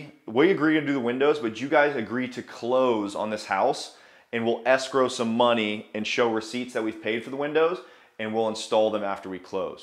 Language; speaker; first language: English; native; English